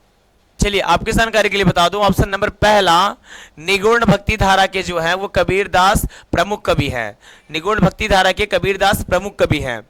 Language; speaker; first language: Hindi; native; Hindi